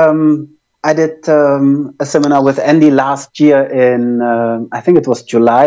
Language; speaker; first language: English; non-native, fluent; German